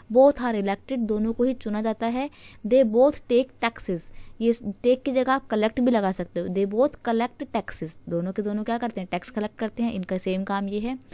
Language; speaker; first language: Hindi; native; Hindi